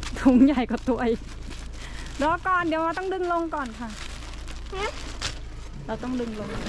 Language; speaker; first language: Thai; native; Thai